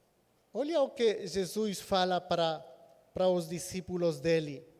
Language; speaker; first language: Portuguese; non-native, fluent; Spanish